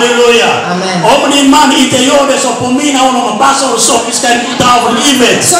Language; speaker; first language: Swedish; non-native, learner; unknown